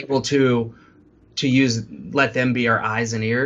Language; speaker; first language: English; native; English